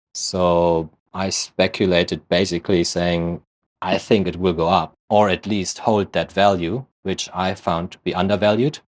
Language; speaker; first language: English; non-native, fluent; German